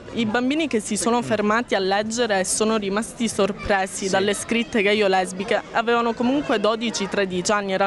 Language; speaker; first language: Italian; non-native, fluent; Ukrainian